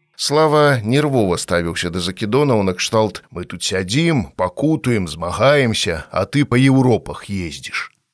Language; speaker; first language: Belarusian; native; Belarusian